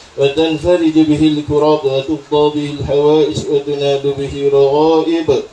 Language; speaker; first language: Arabic; non-native, fluent; Malay